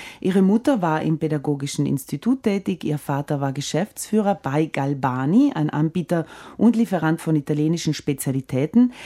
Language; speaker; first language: German; native; German